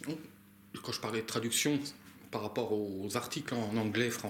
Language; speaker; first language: French; native; French